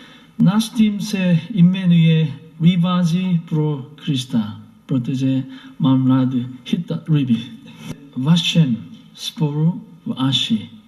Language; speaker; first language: Czech; non-native, learner; Korean